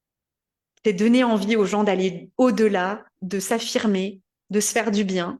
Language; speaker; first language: French; native; French